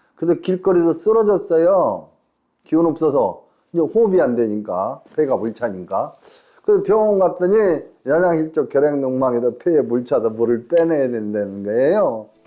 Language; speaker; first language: Korean; native; Korean